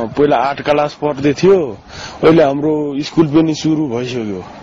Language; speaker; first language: Nepali; non-native, learner; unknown